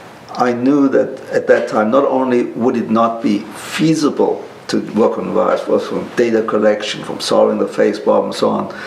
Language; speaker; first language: English; non-native, local second language; German